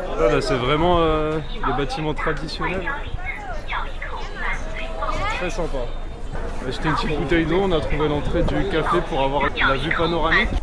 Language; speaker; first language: French; native; French